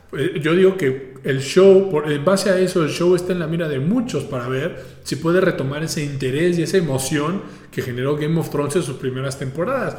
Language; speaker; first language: Spanish; native; Spanish